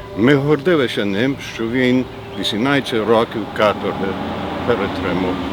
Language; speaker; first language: Ukrainian; early bilingual, heritage; Ukrainian